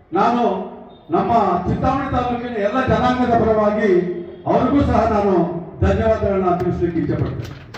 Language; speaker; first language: Kannada; native; Kannada